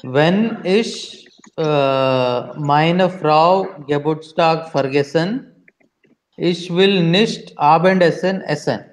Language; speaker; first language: German; non-native, learner; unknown